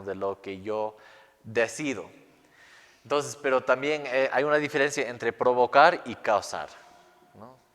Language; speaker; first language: Spanish; non-native, fluent; English